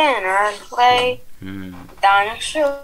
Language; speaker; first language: Chinese; non-native, learner; English